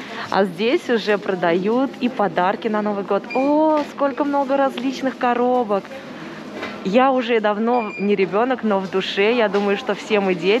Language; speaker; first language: Russian; native; Russian